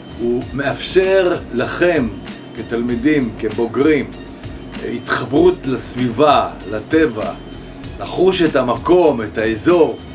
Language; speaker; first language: Hebrew; native; Hebrew